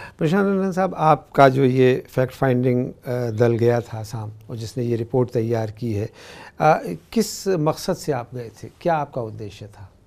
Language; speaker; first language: Hindi; native; Hindi